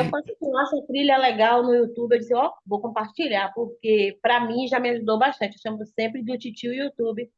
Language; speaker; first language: Portuguese; native; Portuguese